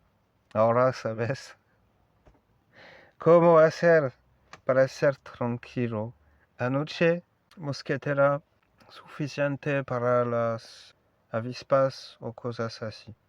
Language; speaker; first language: Spanish; non-native, learner; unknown